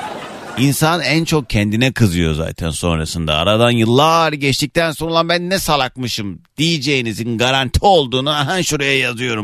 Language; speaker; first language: Turkish; native; Turkish